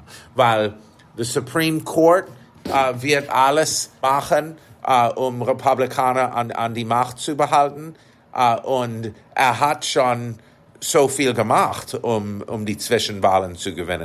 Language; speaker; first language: German; non-native, fluent; English